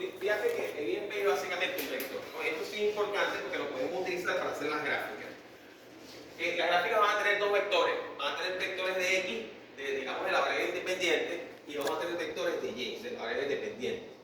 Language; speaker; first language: Spanish; native; Spanish